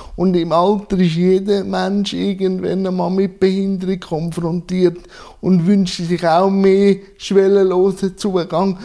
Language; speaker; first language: German; native; German